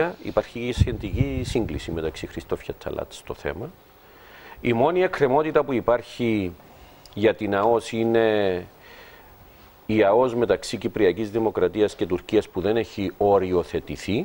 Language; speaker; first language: Greek; native; Greek